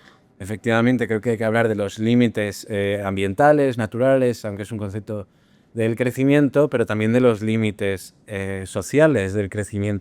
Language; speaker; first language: Spanish; native; Spanish